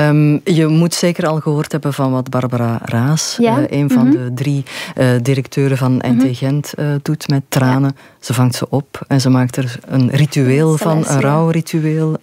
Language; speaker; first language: Dutch; native; Dutch